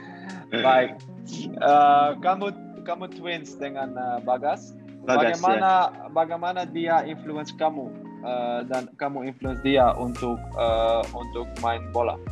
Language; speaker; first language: Indonesian; non-native, learner; Dutch